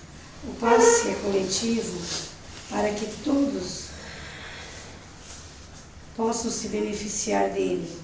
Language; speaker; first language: Portuguese; native; Portuguese